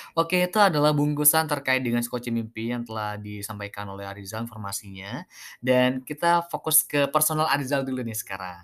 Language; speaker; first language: Indonesian; native; Indonesian